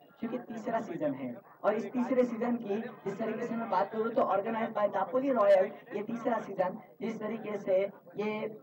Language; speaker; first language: Hindi; non-native, local second language; Marathi